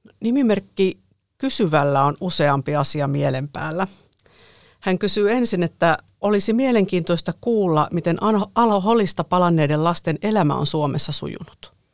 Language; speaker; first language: Finnish; native; Finnish